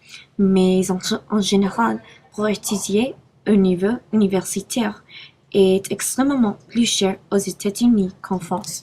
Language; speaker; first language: French; non-native, learner; English